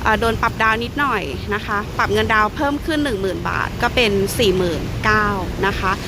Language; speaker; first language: Thai; native; Thai